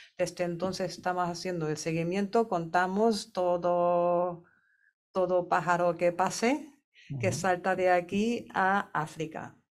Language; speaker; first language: Spanish; non-native, fluent; German